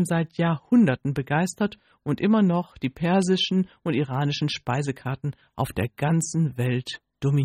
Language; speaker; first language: German; native; German